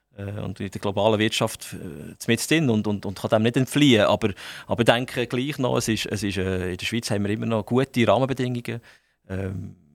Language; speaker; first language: German; native; German